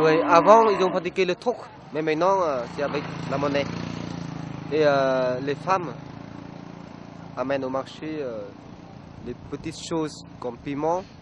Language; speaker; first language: French; non-native, fluent; Vietnamese